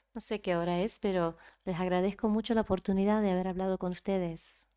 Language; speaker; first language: Spanish; early bilingual, heritage; Spanish